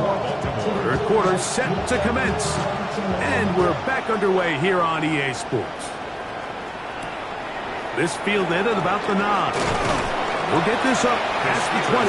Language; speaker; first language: English; native; English